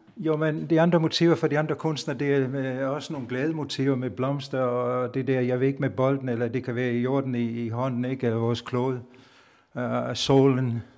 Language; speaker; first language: Danish; non-native, fluent; Italian